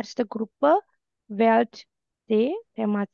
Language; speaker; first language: German; non-native, fluent; Indonesian